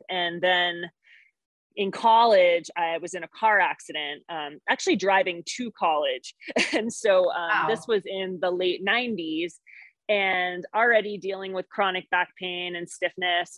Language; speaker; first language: English; native; English